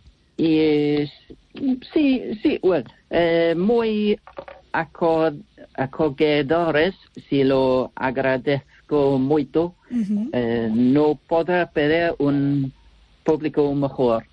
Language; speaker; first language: Spanish; non-native, learner; English